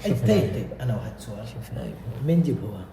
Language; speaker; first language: Arabic; non-native, learner; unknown